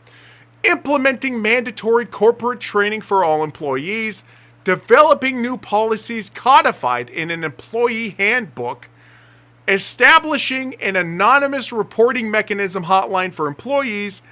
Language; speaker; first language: English; native; English